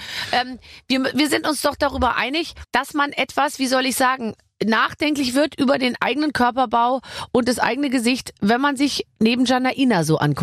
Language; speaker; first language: German; native; German